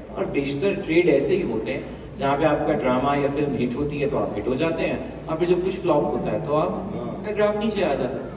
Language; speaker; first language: Urdu; non-native, local second language; Punjabi